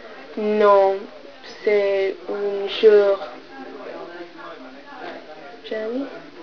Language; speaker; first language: French; non-native, learner; English